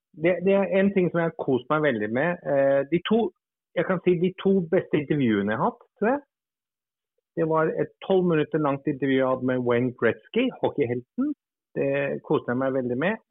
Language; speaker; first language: Norwegian; early bilingual, other home language; English